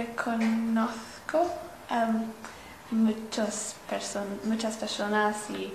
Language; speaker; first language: Spanish; non-native, learner; English